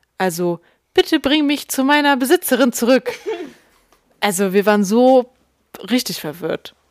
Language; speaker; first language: German; early bilingual, other home language; Russian